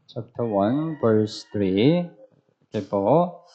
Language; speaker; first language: Filipino; non-native, learner; Korean